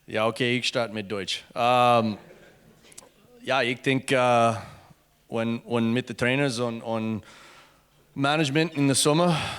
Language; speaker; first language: German; non-native, learner; English